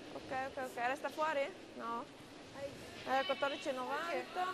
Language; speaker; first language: Italian; native; Italian